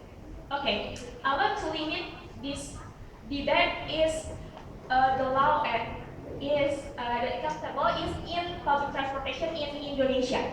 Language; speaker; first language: English; non-native, learner; Indonesian